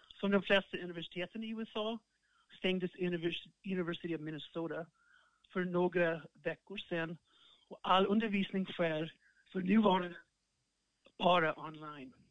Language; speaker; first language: Swedish; non-native, fluent; English